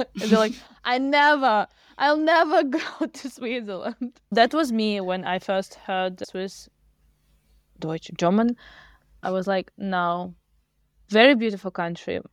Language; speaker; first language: English; non-native, fluent; Russian